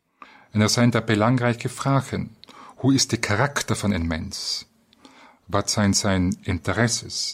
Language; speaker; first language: Dutch; non-native, fluent; German